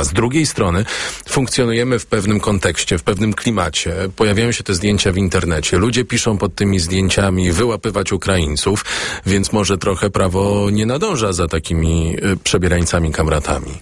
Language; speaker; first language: Polish; native; Polish